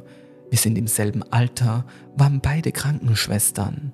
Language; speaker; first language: German; native; German